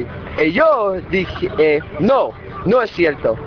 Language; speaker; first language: Spanish; non-native, learner; English